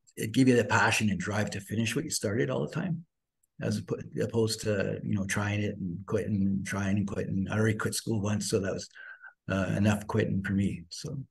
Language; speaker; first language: English; native; English